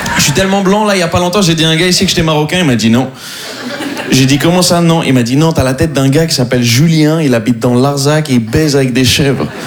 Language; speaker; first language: French; non-native, local second language; Arabic